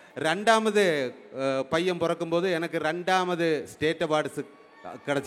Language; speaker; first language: Tamil; non-native, local second language; Malayalam